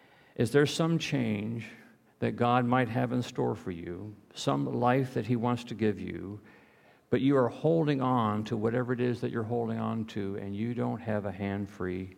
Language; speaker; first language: English; native; English